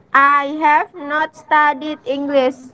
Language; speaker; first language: English; non-native, learner; Indonesian